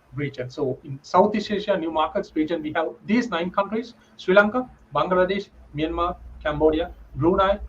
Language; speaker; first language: English; non-native, local second language; Sinhala